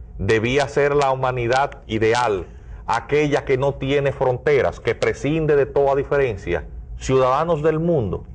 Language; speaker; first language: Spanish; native; Spanish